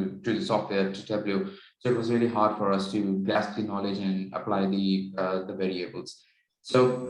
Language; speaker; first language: English; non-native, local second language; Urdu